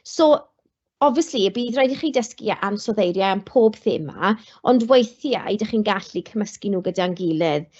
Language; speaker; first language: Welsh; non-native, local second language; English